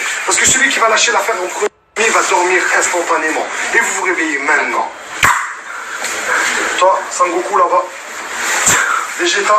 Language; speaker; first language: French; native; French